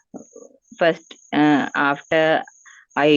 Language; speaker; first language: English; non-native, learner; Sinhala